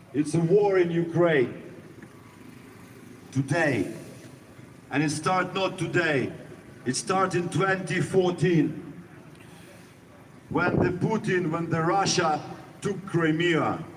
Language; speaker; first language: English; non-native, learner; Ukrainian